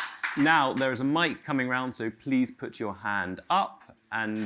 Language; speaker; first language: English; native; English